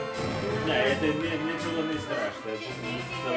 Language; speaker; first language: Russian; non-native, learner; English